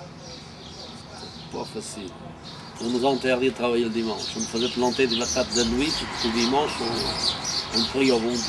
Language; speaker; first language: French; non-native, fluent; Portuguese